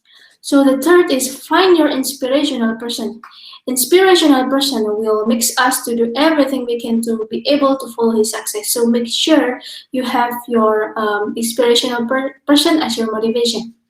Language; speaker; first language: English; non-native, learner; Indonesian